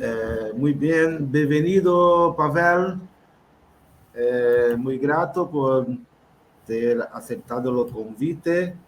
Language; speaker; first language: Spanish; non-native, local second language; Portuguese